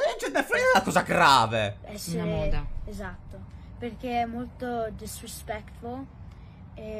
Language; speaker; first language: Italian; early bilingual, heritage; Italian